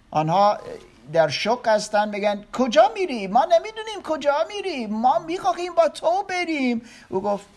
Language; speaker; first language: Persian; non-native, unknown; German